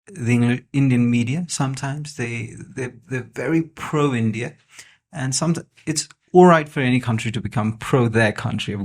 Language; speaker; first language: English; non-native, local second language; Nepali